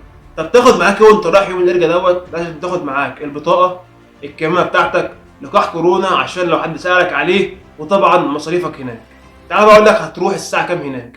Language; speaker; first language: Arabic; native; Arabic